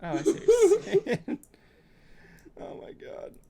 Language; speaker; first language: English; native; English